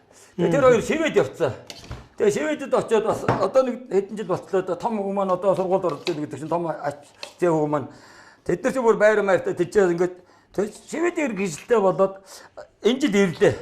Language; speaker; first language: Mongolian; native; Mongolian